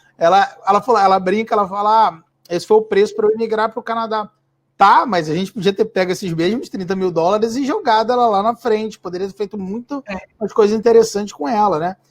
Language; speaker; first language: Portuguese; native; Portuguese